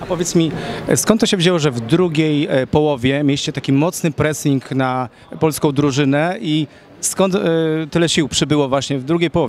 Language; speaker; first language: Polish; native; Polish